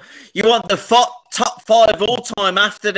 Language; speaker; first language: English; native; English